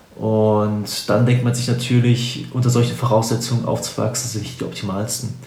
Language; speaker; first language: German; native; German